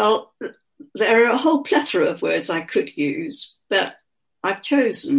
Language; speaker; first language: English; native; English